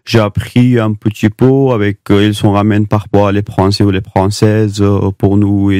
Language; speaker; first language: French; non-native, learner; Pashto